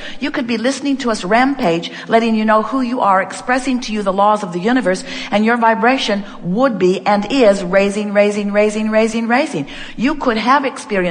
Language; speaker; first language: English; native; English